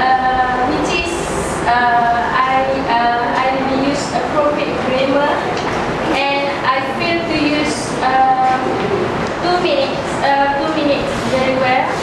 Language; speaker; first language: English; non-native, learner; Malay